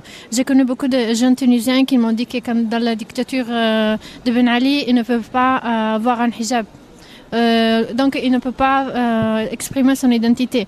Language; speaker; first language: French; non-native, fluent; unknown